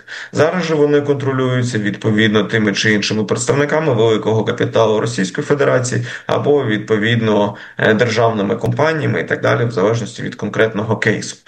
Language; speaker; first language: Ukrainian; native; Ukrainian